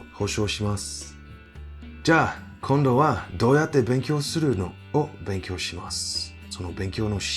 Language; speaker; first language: Japanese; non-native, fluent; English